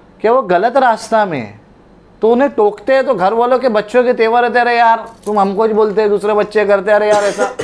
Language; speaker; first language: Hindi; non-native, local second language; Urdu